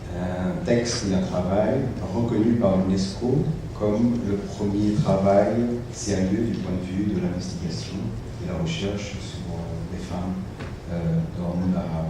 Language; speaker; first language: French; non-native, fluent; Portuguese